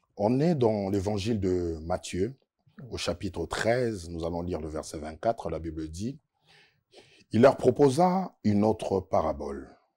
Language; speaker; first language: French; non-native, local second language; Lingala